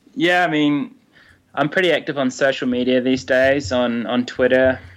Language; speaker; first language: English; native; English